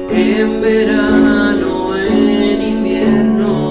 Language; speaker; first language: Spanish; native; Spanish